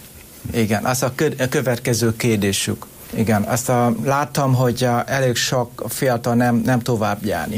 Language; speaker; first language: Hungarian; non-native, learner; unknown